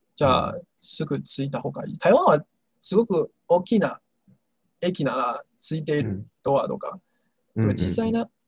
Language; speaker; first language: Japanese; non-native, fluent; Chinese